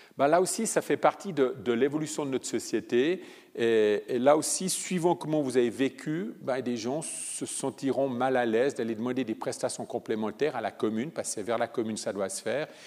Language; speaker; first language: French; early bilingual, other home language; Italian